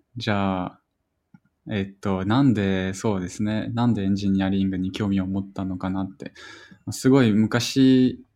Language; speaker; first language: Japanese; non-native, fluent; French